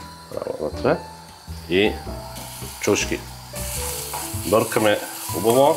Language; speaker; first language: Bulgarian; non-native, learner; German